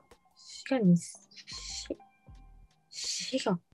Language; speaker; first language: Korean; non-native, learner; Japanese